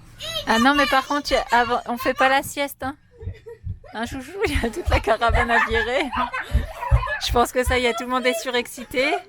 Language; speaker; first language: French; native; French